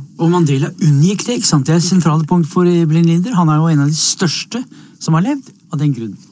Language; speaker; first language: Norwegian; native; Norwegian